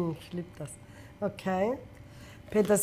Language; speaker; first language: German; non-native, fluent; Italian